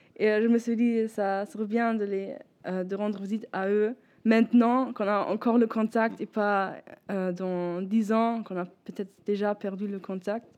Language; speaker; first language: French; non-native, fluent; German